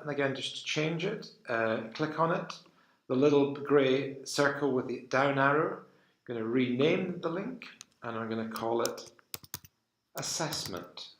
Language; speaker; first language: English; native; English